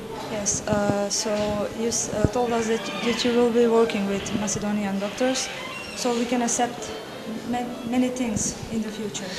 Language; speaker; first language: English; non-native, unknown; Macedonian